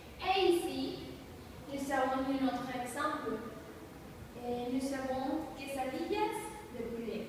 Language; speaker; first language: French; non-native, learner; Spanish